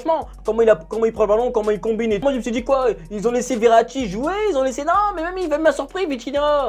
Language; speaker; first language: French; native; French